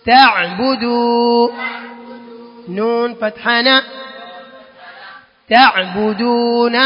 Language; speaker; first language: Arabic; non-native, learner; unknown